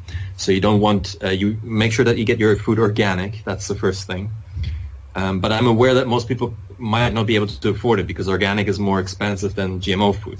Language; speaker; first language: English; non-native, fluent; German